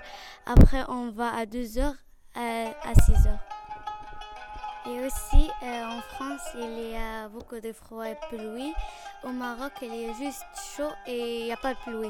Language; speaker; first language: French; non-native, learner; Arabic